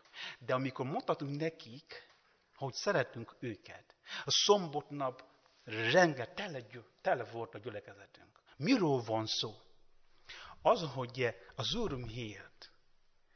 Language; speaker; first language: Hungarian; non-native, learner; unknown